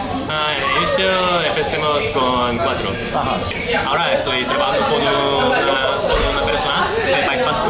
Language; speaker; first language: Spanish; non-native, fluent; Korean